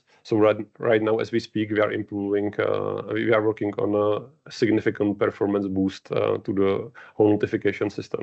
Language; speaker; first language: English; non-native, fluent; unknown